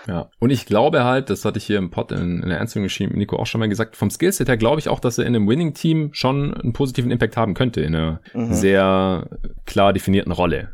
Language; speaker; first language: German; native; German